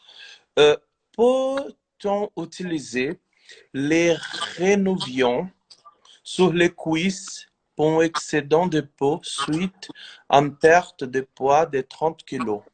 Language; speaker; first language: French; non-native, fluent; Portuguese